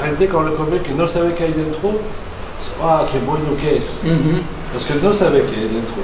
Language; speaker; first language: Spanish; non-native, learner; French